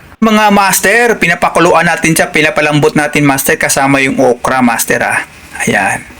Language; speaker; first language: Filipino; non-native, local second language; Cebuano